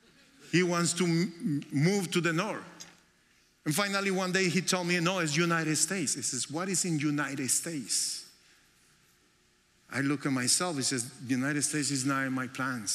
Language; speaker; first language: English; non-native, fluent; Spanish